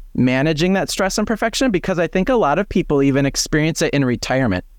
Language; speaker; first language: English; native; English